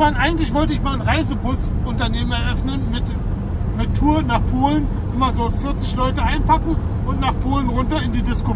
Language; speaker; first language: German; native; German